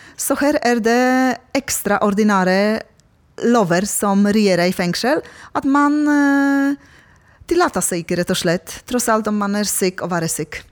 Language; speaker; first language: Norwegian; non-native, fluent; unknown